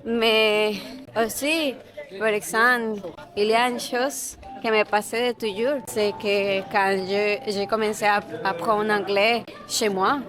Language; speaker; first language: French; non-native, learner; Spanish